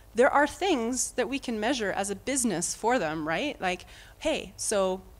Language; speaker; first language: English; native; English